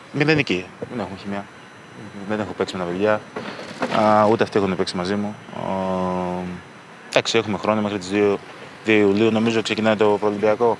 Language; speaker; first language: Greek; early bilingual, other home language; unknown